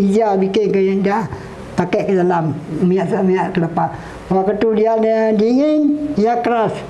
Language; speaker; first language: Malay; non-native, local second language; Achinese